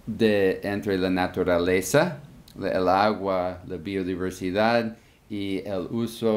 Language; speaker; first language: Spanish; non-native, fluent; English